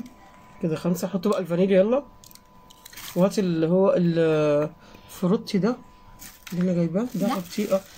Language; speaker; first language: Arabic; native; Arabic